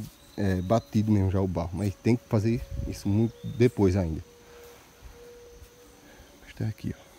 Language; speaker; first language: Portuguese; native; Portuguese